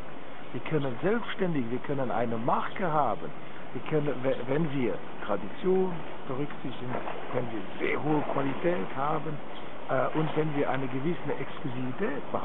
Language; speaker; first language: German; non-native, local second language; French